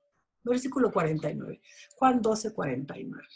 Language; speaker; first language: Spanish; native; Spanish